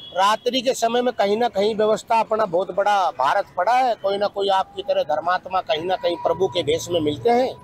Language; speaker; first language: Hindi; native; Hindi